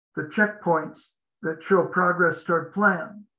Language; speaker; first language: English; native; English